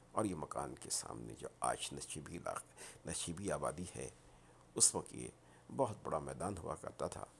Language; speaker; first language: Urdu; native; Urdu